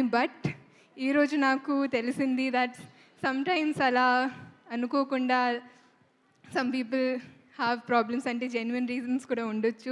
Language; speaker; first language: Telugu; non-native, fluent; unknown